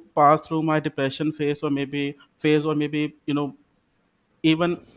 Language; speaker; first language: English; non-native, local second language; Punjabi